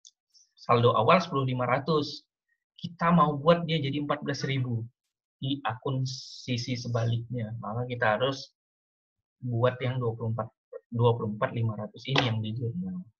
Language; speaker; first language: Indonesian; native; Indonesian